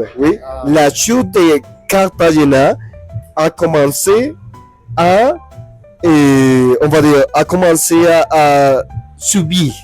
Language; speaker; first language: French; non-native, learner; Spanish